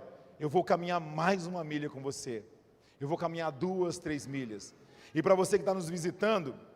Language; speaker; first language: Portuguese; native; Portuguese